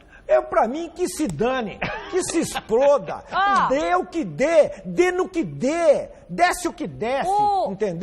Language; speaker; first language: Portuguese; native; Portuguese